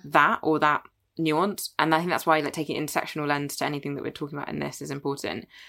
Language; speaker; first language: English; native; English